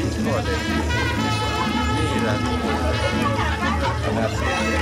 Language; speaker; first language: Spanish; non-native, learner; Amharic